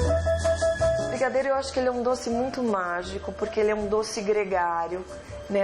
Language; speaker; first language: Portuguese; native; Portuguese